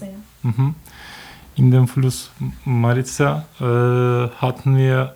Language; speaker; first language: German; non-native, learner; Turkish